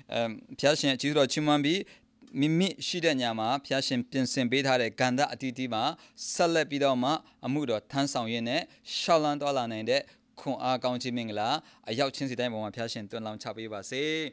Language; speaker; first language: Burmese; non-native, local second language; Kachin